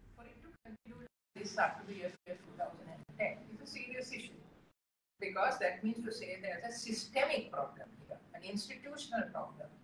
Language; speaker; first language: English; non-native, local second language; Sinhala